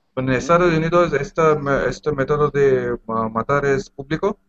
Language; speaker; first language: Spanish; non-native, learner; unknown